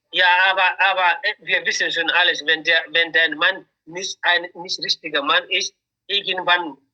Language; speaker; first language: German; non-native, learner; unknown